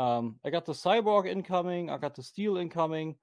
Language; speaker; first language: English; non-native, fluent; German